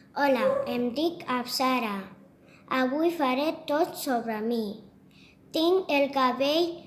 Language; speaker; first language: Catalan; early bilingual, other home language; Bangla